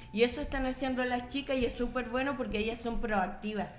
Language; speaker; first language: Spanish; native; Spanish